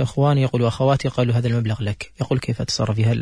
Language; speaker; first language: Arabic; native; Arabic